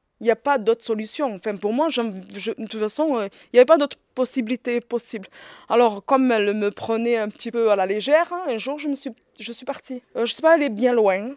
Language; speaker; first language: French; early bilingual, other home language; Riffian